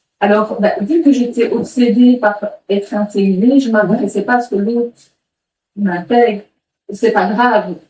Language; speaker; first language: French; early bilingual, other home language; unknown